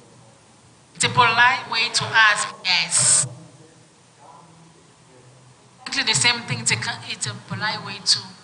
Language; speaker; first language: English; non-native, fluent; French